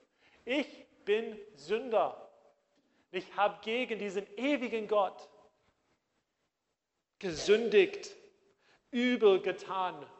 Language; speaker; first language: German; non-native, fluent; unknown